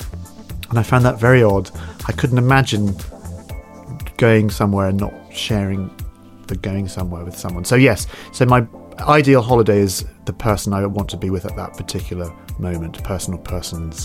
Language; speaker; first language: English; native; English